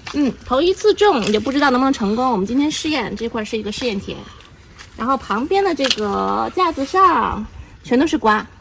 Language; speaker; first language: Chinese; native; Chinese